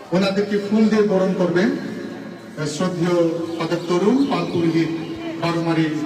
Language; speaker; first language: Bangla; non-native, local second language; Garo